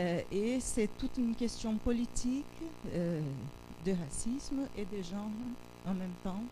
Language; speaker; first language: French; non-native, fluent; Portuguese